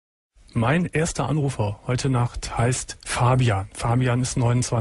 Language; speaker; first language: German; native; German